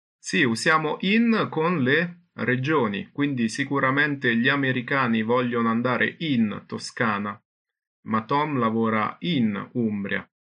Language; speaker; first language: Italian; native; Italian